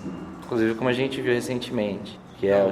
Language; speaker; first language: Portuguese; native; Portuguese